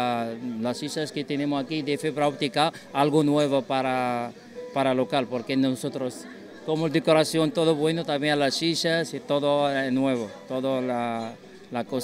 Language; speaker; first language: Spanish; non-native, fluent; Arabic